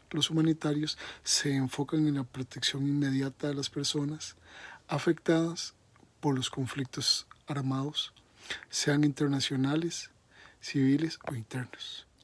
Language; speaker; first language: Spanish; native; Spanish